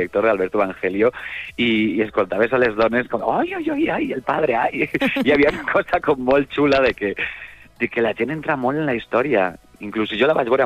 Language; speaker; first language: Catalan; native; Catalan